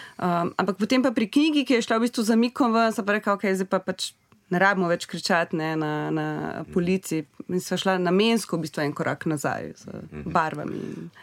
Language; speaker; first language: Slovenian; native; Slovenian